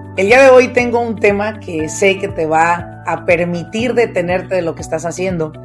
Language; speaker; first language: Spanish; native; Spanish